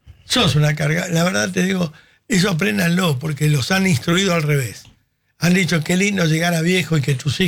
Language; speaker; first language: Spanish; native; Spanish